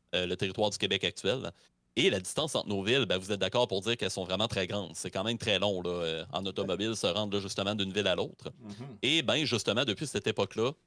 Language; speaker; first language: French; native; French